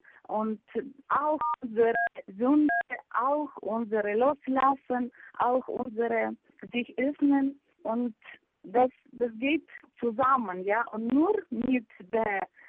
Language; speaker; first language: German; non-native, fluent; Ukrainian